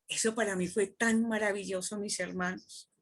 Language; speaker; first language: Spanish; native; Spanish